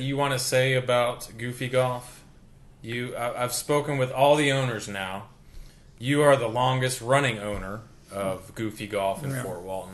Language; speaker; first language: English; native; English